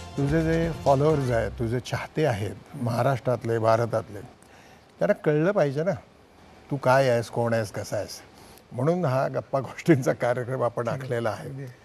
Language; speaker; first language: Marathi; native; Marathi